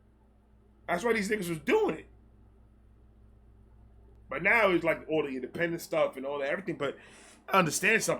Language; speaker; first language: English; native; English